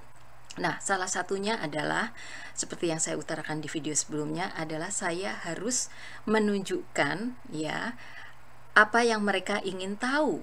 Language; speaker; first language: Indonesian; native; Indonesian